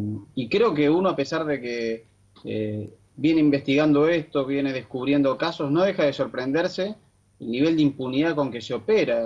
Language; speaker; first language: Spanish; native; Spanish